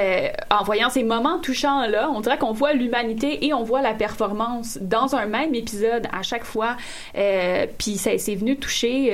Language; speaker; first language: French; native; French